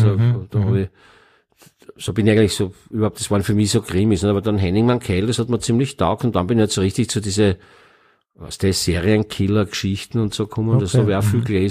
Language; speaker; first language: German; native; German